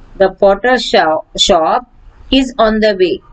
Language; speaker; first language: English; non-native, local second language; Marathi